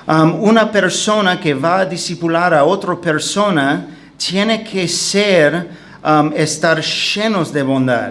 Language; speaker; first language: Spanish; non-native, fluent; English